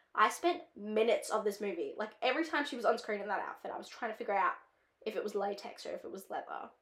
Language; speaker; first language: English; native; English